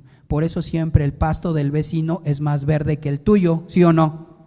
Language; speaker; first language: Spanish; native; Spanish